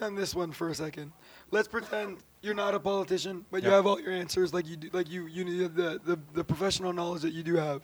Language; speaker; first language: English; native; English